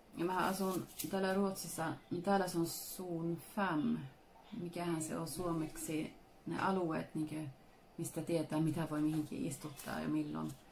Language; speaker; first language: Finnish; early bilingual, heritage; Finnish